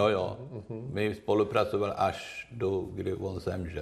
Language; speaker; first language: Czech; non-native, learner; Swedish